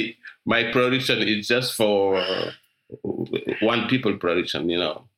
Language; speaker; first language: English; non-native, learner; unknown